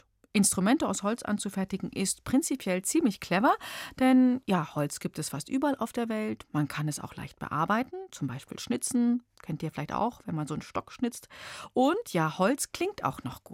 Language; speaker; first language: German; native; German